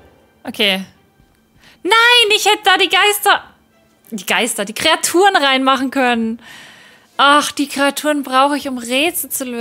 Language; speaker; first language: German; native; German